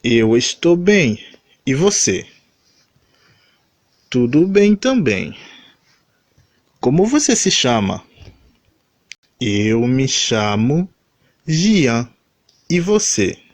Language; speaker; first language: Portuguese; non-native, learner; Haitian Creole